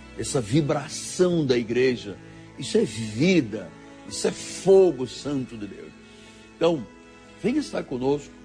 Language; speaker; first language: Portuguese; native; Portuguese